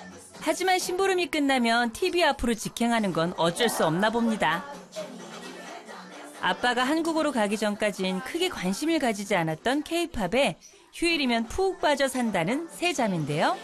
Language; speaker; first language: Korean; native; Korean